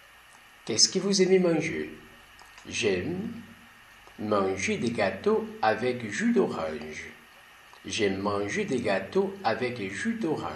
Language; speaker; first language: French; non-native, learner; Portuguese